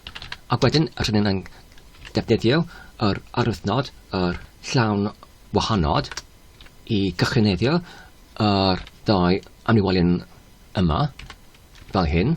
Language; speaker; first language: Welsh; non-native, learner; Polish